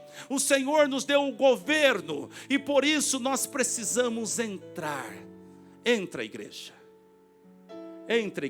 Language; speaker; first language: Portuguese; native; Portuguese